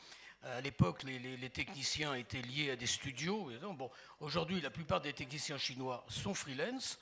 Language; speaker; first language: French; native; French